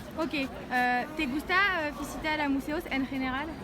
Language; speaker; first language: Spanish; non-native, learner; French